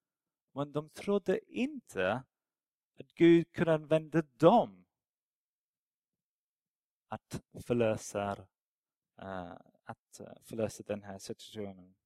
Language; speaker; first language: Swedish; non-native, fluent; English